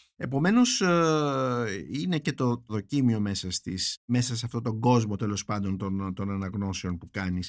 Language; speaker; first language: Greek; non-native, fluent; German